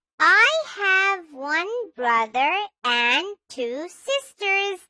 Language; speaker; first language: English; non-native, learner; Urdu